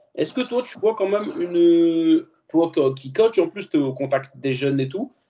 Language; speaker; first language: French; native; French